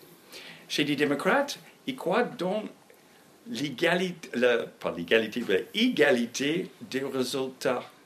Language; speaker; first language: French; non-native, fluent; English